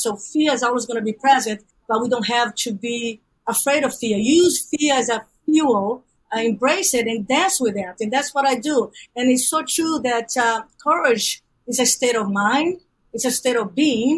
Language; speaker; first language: English; non-native, fluent; Portuguese